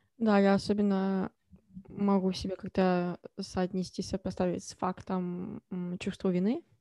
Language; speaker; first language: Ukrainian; non-native, local second language; Russian